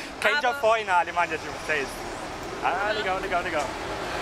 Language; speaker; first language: Portuguese; non-native, fluent; German